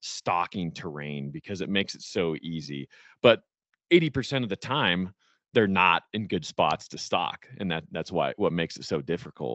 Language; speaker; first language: English; native; English